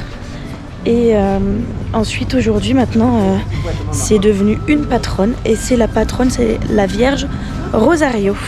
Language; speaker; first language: French; native; French